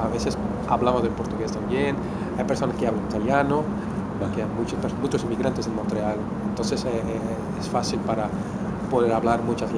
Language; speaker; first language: Spanish; non-native, fluent; Portuguese